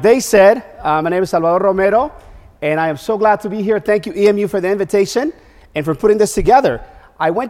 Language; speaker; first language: English; non-native, fluent; Spanish